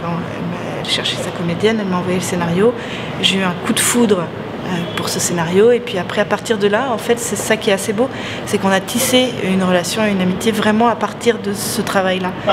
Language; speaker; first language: French; native; French